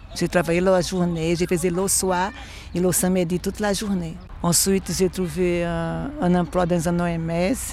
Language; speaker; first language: French; non-native, fluent; Portuguese